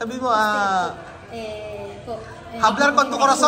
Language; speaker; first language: Spanish; non-native, learner; Filipino